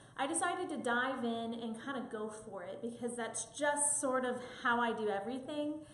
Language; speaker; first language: English; native; English